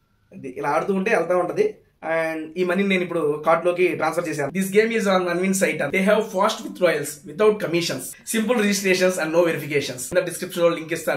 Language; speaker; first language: Telugu; native; Telugu